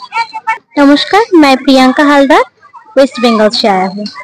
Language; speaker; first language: Hindi; non-native, local second language; Bangla